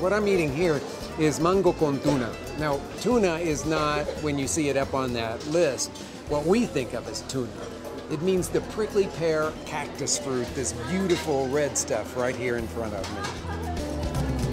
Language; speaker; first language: English; native; English